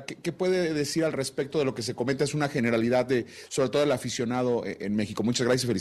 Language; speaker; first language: Spanish; native; Spanish